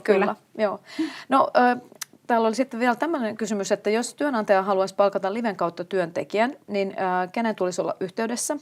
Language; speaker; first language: Finnish; native; Finnish